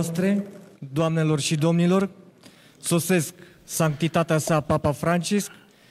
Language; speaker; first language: Romanian; native; Romanian